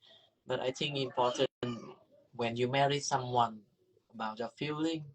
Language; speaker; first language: English; non-native, learner; Vietnamese